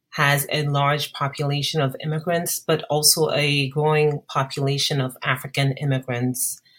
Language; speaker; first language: English; non-native, local second language; Akan